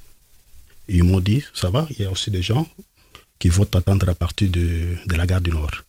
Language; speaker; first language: French; non-native, local second language; Lingala